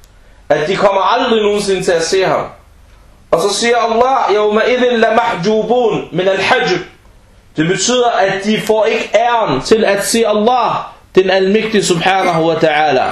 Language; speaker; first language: Danish; early bilingual, other home language; Arabic